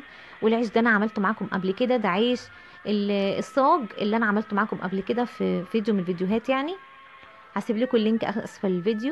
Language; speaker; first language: Arabic; native; Arabic